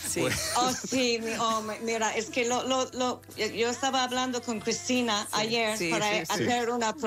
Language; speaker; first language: Spanish; non-native, fluent; English